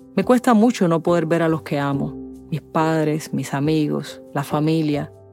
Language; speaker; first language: Spanish; native; Spanish